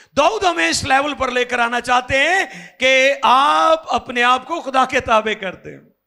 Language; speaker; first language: Urdu; non-native, local second language; Punjabi